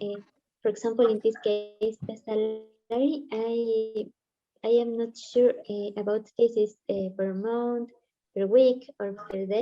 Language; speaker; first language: English; non-native, learner; Spanish